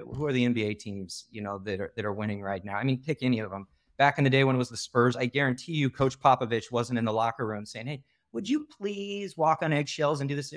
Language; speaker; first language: English; native; English